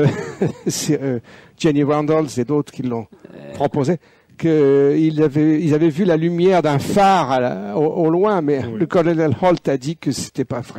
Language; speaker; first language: French; native; French